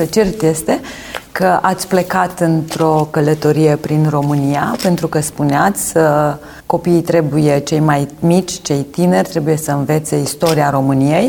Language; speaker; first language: Romanian; native; Romanian